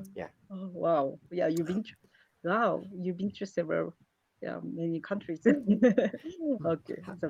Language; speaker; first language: English; non-native, learner; Japanese